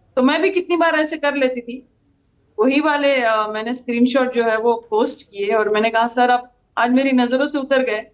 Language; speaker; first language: Hindi; non-native, local second language; Gujarati